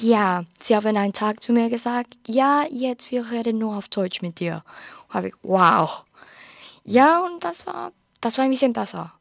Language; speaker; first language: German; non-native, learner; Spanish